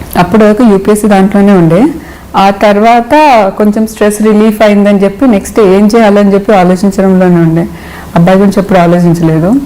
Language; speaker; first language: Telugu; non-native, local second language; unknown